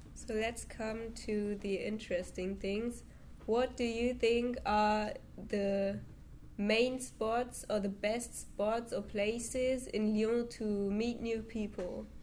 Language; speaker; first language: English; non-native, fluent; German